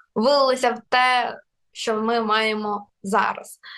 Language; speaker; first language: Ukrainian; non-native, local second language; Russian